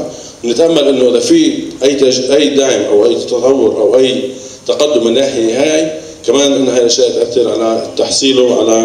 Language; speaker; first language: Arabic; native; Arabic